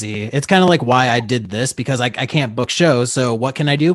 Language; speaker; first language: English; native; English